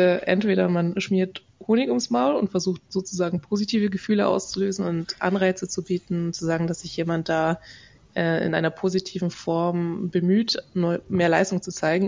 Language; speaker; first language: German; native; German